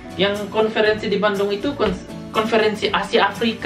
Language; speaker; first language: Indonesian; native; Indonesian